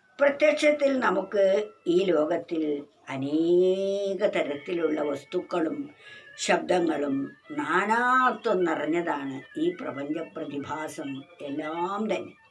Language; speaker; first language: Malayalam; native; Malayalam